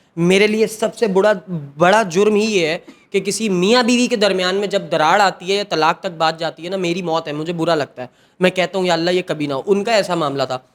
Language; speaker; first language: Urdu; non-native, local second language; Punjabi